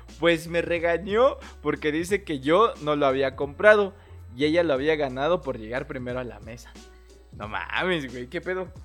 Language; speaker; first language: Spanish; native; Spanish